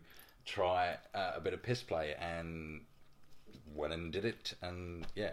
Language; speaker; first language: English; native; English